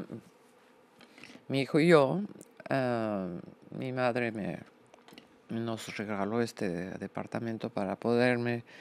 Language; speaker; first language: Spanish; native; Spanish